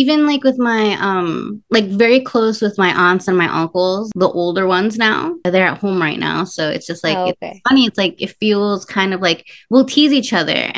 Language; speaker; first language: English; early bilingual, other home language; Spanish